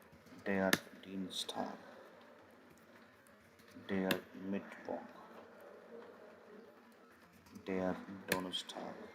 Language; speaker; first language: German; non-native, fluent; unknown